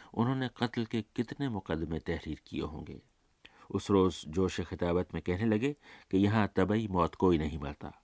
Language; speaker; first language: Urdu; native; Urdu